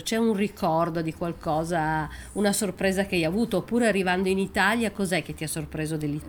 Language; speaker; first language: Italian; native; Italian